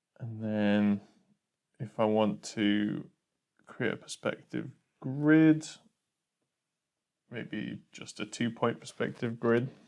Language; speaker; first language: English; native; English